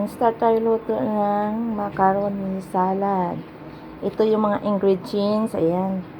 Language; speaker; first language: Filipino; non-native, local second language; Hiligaynon